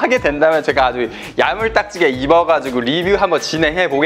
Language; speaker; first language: Korean; native; Korean